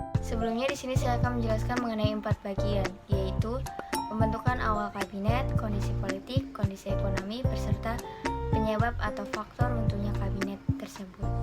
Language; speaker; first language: Indonesian; native; Indonesian